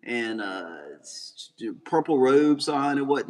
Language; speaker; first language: English; native; English